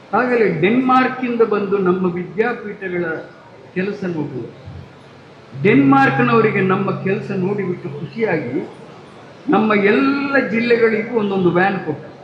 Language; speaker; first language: Kannada; non-native, local second language; Tulu